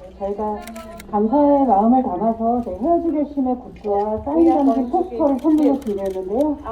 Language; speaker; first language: Korean; native; Korean